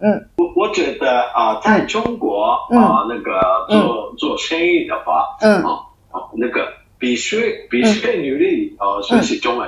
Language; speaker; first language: Chinese; non-native, fluent; Japanese